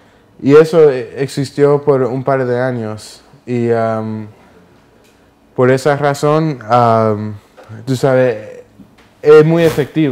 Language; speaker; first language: Spanish; early bilingual, heritage; Spanish